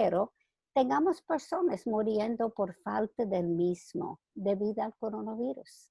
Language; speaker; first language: Spanish; non-native, fluent; English